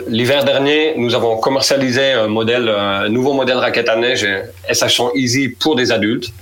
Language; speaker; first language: French; non-native, fluent; Dutch